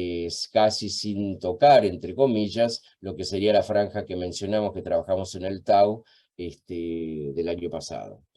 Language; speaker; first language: Spanish; native; Spanish